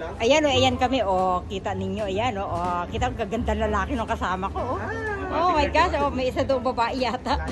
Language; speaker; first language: Filipino; native; Filipino